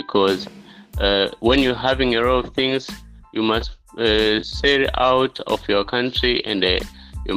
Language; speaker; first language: English; non-native, local second language; Swahili